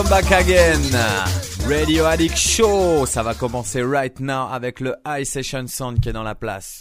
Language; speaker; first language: French; native; French